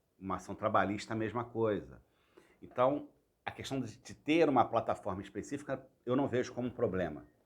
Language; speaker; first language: Portuguese; native; Portuguese